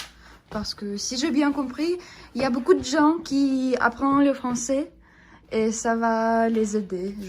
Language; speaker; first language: French; non-native, fluent; Russian